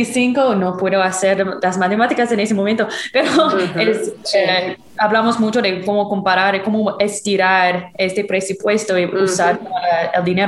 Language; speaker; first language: Spanish; non-native, fluent; English